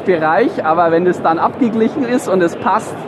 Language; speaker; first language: German; native; German